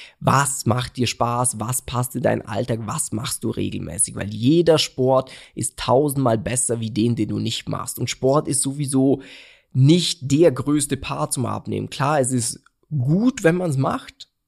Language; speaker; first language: German; native; German